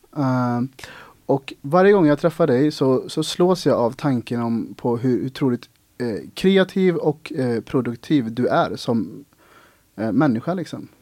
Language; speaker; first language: Swedish; native; Swedish